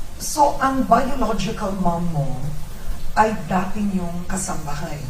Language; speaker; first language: Filipino; native; Filipino